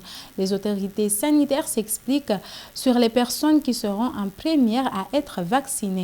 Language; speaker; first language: French; non-native, local second language; Comorian